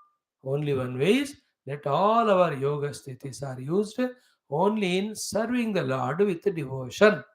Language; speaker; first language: English; non-native, local second language; Hindi